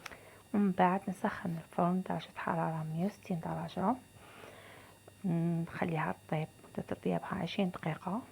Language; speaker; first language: Arabic; native; Arabic